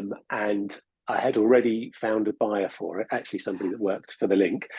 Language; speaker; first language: English; native; English